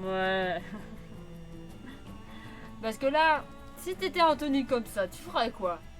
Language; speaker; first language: French; native; French